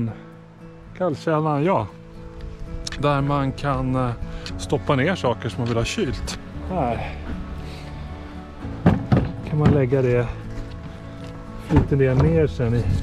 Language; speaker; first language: Swedish; native; Swedish